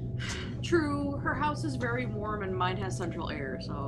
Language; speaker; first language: English; native; English